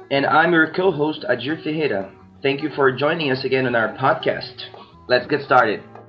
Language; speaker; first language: English; non-native, fluent; Portuguese